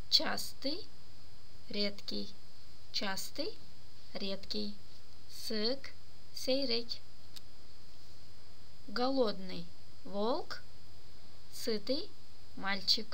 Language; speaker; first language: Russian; non-native, fluent; Turkish